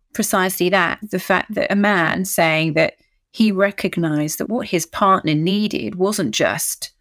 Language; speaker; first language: English; native; English